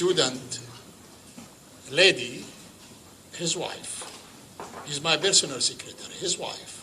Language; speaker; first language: English; non-native, fluent; Arabic